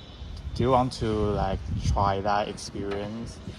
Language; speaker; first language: English; non-native, learner; Chinese